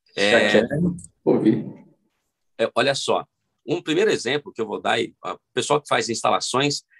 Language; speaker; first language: Portuguese; native; Portuguese